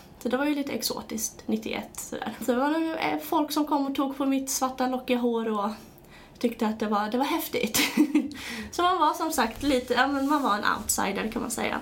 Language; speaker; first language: Swedish; early bilingual, other home language; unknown